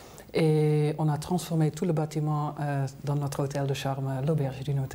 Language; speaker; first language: French; non-native, fluent; Dutch